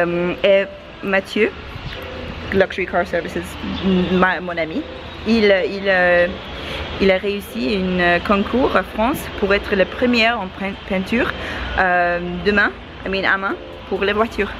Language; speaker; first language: French; non-native, learner; English